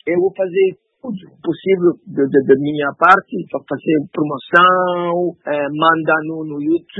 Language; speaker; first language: Portuguese; non-native, learner; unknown